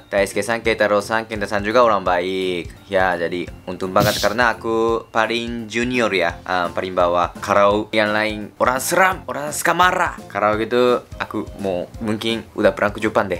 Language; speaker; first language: Indonesian; non-native, fluent; Japanese